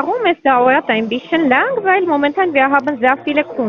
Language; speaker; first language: German; non-native, learner; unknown